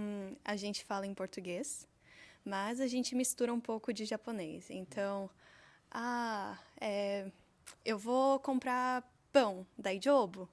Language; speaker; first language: Portuguese; early bilingual, heritage; Portuguese